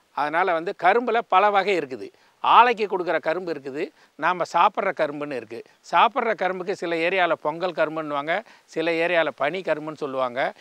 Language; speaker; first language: Tamil; native; Tamil